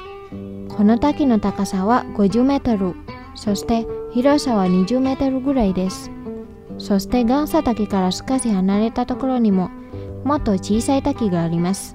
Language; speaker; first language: Japanese; non-native, fluent; Indonesian